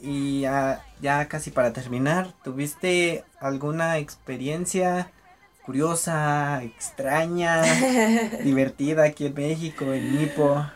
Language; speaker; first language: Spanish; native; Spanish